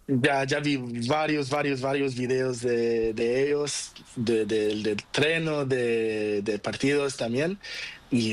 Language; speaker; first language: Spanish; non-native, learner; Portuguese